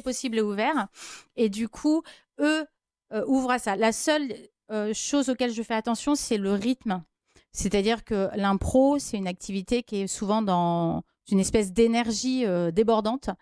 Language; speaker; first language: French; native; French